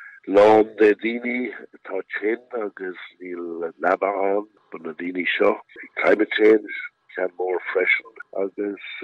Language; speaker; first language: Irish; non-native, local second language; English